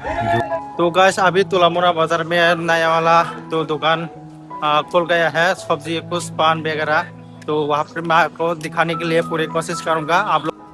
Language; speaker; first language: Hindi; non-native, local second language; Kok Borok